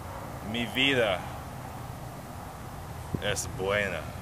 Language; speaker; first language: Spanish; non-native, learner; English